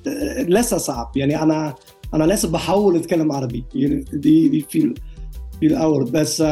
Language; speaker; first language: Arabic; non-native, learner; Dutch